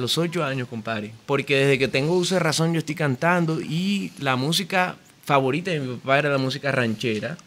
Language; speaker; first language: Spanish; native; Spanish